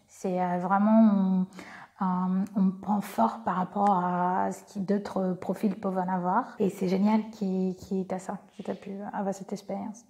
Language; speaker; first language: French; non-native, fluent; Portuguese